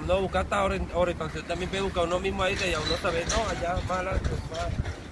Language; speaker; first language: Spanish; native; Spanish